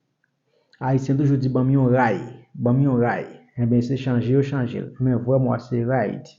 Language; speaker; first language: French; non-native, learner; Haitian Creole